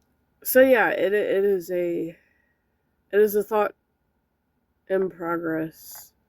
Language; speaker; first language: English; native; English